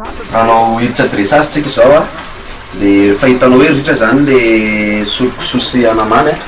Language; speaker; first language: French; non-native, learner; Malagasy